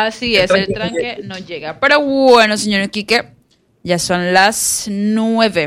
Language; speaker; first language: Spanish; native; Spanish